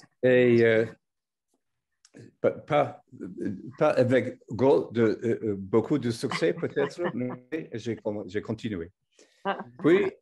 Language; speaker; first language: French; non-native, fluent; English